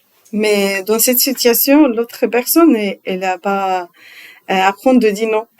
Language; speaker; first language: French; non-native, learner; Arabic